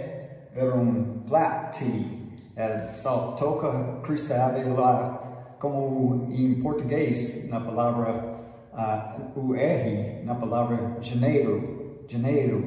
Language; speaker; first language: Portuguese; non-native, fluent; English